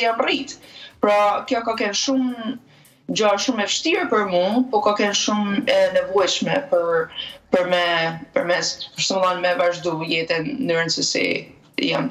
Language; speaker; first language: Albanian; native; Albanian